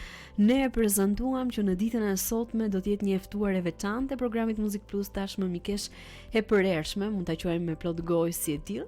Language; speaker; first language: Albanian; native; Albanian